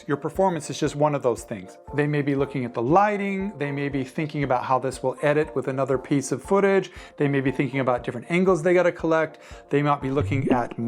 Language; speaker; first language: English; native; English